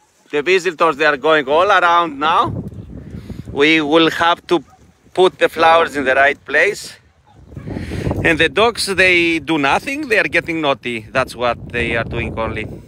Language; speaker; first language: English; non-native, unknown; Greek